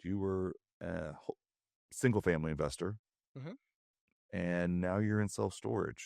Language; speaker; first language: English; native; English